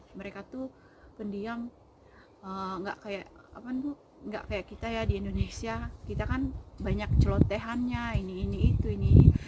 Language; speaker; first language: Indonesian; native; Indonesian